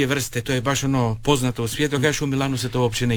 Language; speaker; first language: Serbian; native; Serbian